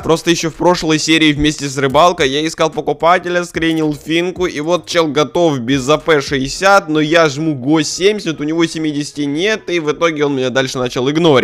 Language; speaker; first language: Russian; native; Russian